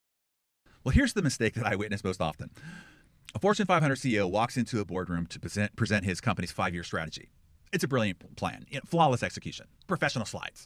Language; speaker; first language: English; native; English